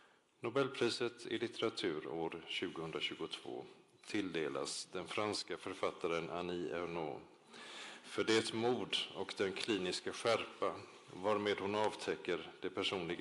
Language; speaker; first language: Swedish; native; Swedish